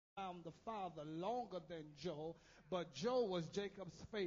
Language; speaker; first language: English; native; English